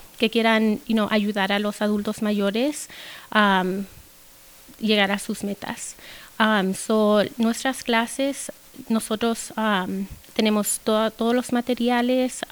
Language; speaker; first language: Spanish; early bilingual, heritage; Spanish